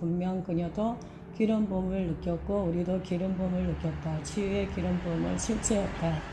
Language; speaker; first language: Korean; native; Korean